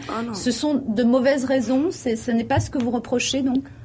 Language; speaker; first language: French; native; French